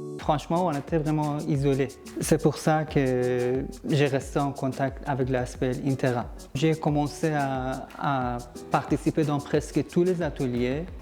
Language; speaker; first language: French; non-native, fluent; Persian